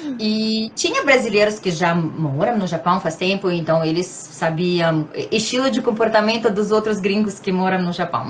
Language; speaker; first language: Portuguese; non-native, fluent; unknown